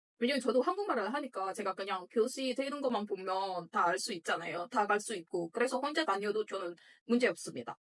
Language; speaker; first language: Korean; non-native, fluent; Indonesian